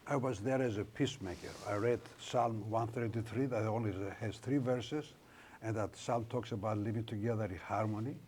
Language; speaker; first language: English; non-native, fluent; Greek